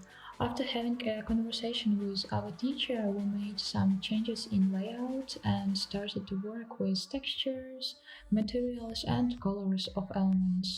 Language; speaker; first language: English; non-native, fluent; Ukrainian